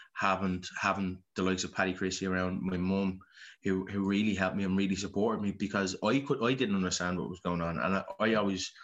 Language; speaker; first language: English; native; English